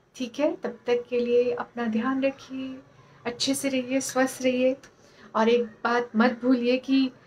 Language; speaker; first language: Hindi; native; Hindi